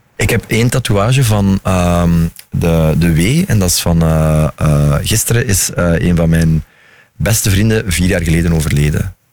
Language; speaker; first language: Dutch; native; Dutch